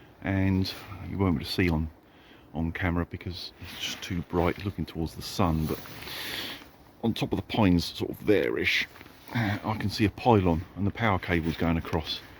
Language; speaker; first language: English; native; English